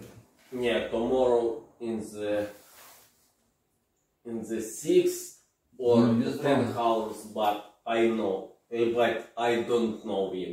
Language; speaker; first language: English; non-native, learner; Russian